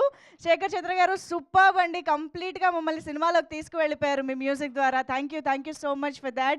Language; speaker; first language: Telugu; native; Telugu